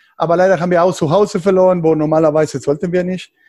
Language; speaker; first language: German; non-native, learner; Spanish